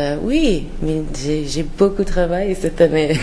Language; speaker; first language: French; non-native, learner; English